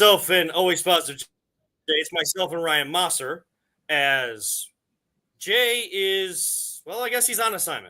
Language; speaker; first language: English; native; English